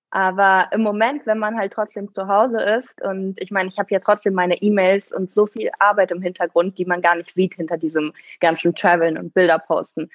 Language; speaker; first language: German; native; German